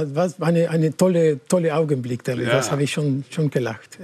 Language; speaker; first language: German; non-native, learner; Spanish